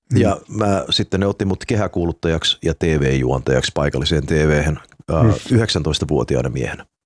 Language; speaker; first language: Finnish; early bilingual, heritage; Finnish